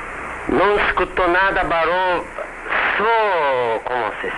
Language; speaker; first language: Portuguese; non-native, learner; Japanese